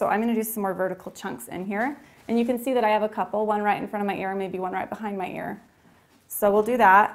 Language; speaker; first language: English; native; English